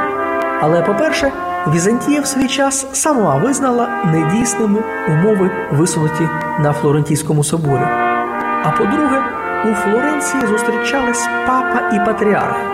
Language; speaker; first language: Ukrainian; native; Ukrainian